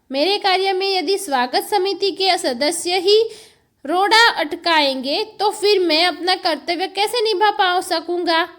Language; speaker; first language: Hindi; non-native, local second language; Gujarati